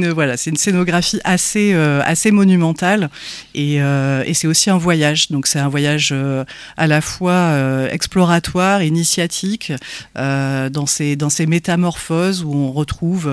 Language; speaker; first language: French; native; French